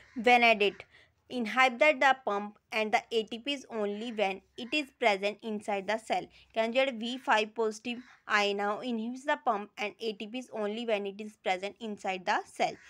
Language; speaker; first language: English; non-native, local second language; Punjabi